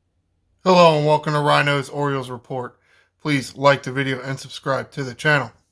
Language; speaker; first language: English; native; English